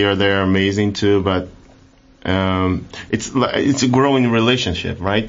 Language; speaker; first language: English; non-native, fluent; Portuguese